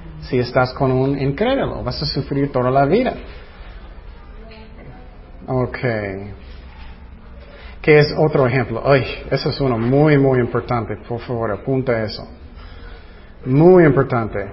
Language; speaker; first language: Spanish; non-native, fluent; English